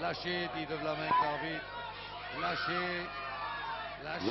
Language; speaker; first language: French; native; French